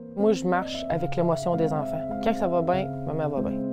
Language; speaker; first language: French; native; French